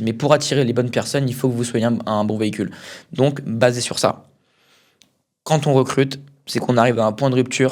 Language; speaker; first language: French; native; French